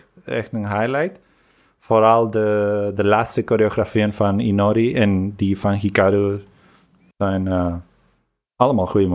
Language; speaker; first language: Dutch; non-native, fluent; Spanish